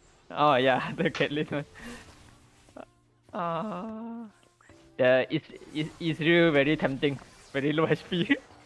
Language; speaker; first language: English; non-native, local second language; Chinese